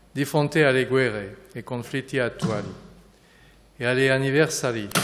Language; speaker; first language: Italian; non-native, fluent; French